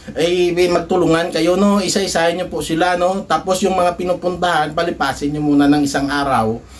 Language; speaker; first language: Filipino; non-native, local second language; Hiligaynon